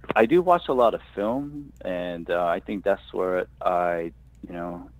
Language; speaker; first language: English; native; English